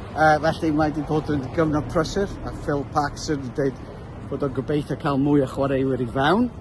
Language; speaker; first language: Welsh; native; Welsh